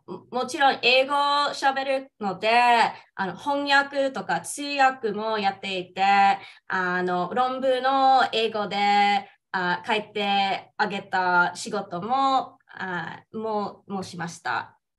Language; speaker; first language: Japanese; non-native, fluent; English